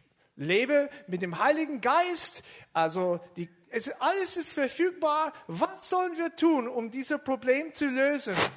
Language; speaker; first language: German; non-native, fluent; English